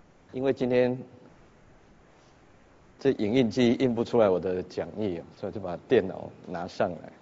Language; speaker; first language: Chinese; native; Chinese